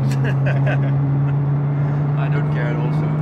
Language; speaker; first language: English; non-native, learner; French